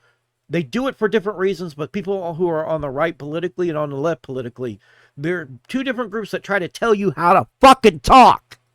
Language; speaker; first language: English; native; English